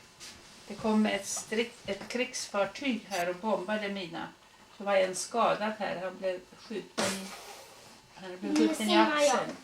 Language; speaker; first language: Swedish; early bilingual, other home language; Estonian